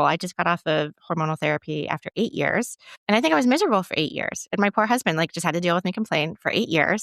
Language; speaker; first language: English; native; English